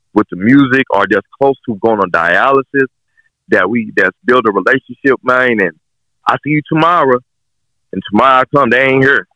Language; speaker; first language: English; native; English